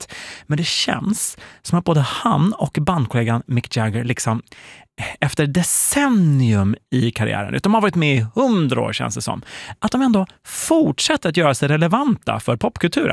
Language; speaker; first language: Swedish; native; Swedish